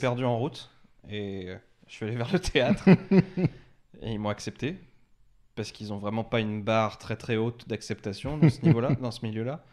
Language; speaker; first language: French; native; French